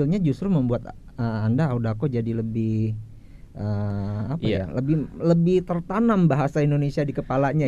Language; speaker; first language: Indonesian; native; Indonesian